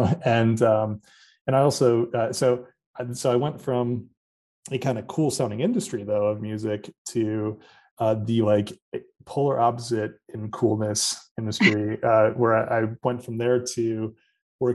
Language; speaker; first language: English; native; English